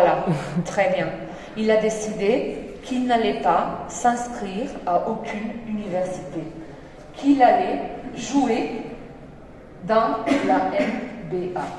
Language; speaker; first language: French; non-native, fluent; Spanish